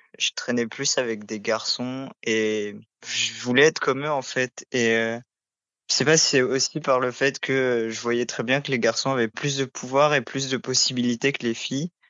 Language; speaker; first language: French; native; French